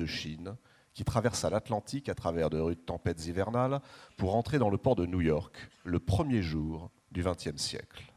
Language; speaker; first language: French; native; French